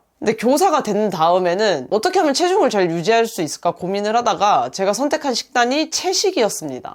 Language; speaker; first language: Korean; native; Korean